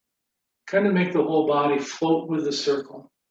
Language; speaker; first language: English; native; English